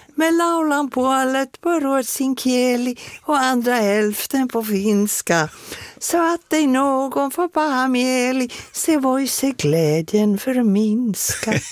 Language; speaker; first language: Swedish; early bilingual, other home language; Finnish